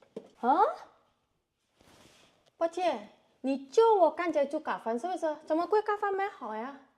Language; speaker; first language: Chinese; non-native, learner; Indonesian